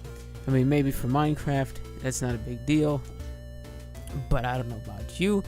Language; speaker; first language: English; native; English